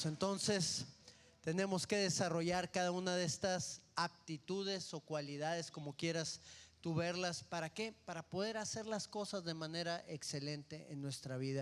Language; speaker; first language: Spanish; native; Spanish